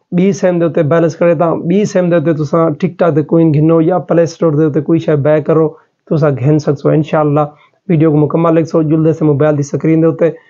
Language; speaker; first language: Punjabi; native; Punjabi